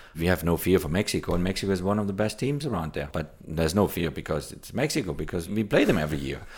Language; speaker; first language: English; non-native, fluent; German